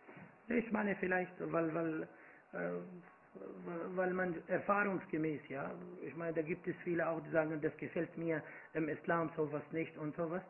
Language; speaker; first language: German; non-native, fluent; Arabic